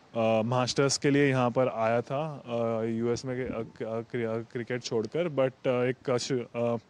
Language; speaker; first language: Hindi; non-native, local second language; Marathi